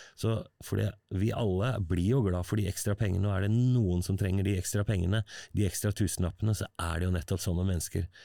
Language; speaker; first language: Norwegian; native; Norwegian